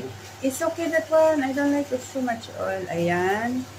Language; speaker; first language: English; non-native, local second language; Filipino